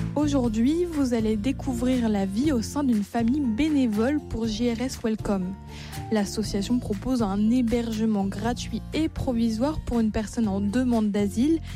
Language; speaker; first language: French; native; French